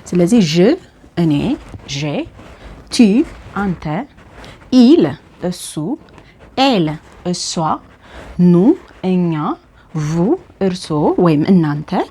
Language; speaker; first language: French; non-native, fluent; Amharic